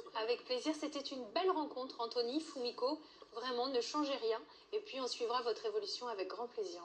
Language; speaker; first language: French; native; French